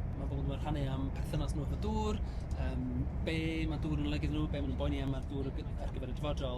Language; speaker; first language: Welsh; non-native, fluent; English